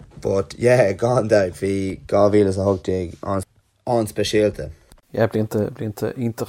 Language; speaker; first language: Irish; non-native, local second language; English